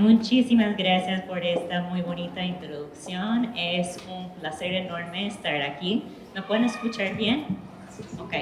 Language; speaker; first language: Spanish; early bilingual, heritage; English